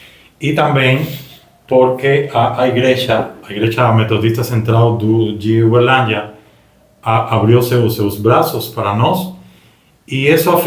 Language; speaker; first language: Portuguese; non-native, learner; Spanish